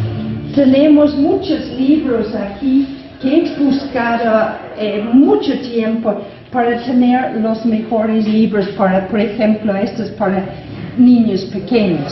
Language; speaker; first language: Spanish; non-native, fluent; English